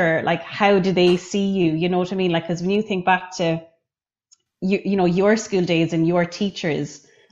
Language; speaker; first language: English; native; English